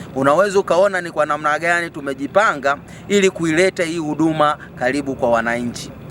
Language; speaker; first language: Swahili; native; Swahili